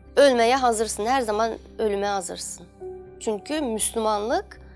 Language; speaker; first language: Turkish; non-native, fluent; Uyghur